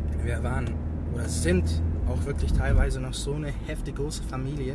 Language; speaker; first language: German; early bilingual, other home language; Bosnian